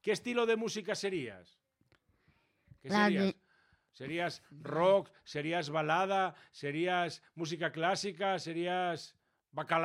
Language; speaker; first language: Spanish; native; Spanish